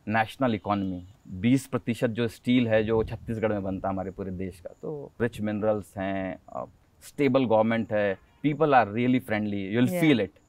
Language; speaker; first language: Hindi; native; Hindi